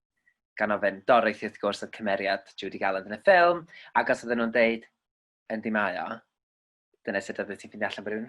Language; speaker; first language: Welsh; native; Welsh